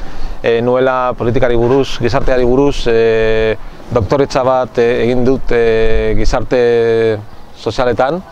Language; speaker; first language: Basque; non-native, local second language; Spanish